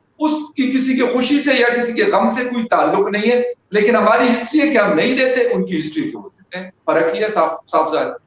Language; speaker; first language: Urdu; non-native, local second language; Pashto